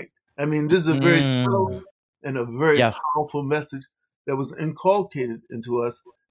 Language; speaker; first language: English; native; English